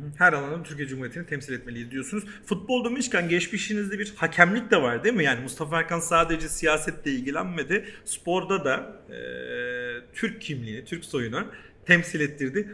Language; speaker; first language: Turkish; early bilingual, heritage; Turkish